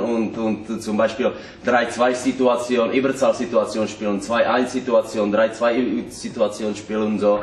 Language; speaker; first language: German; non-native, learner; Czech